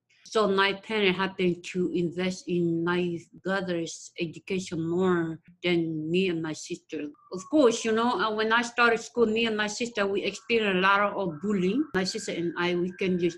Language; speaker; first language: English; non-native, local second language; Acoli